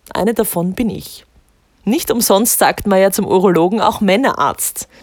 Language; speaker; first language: German; native; German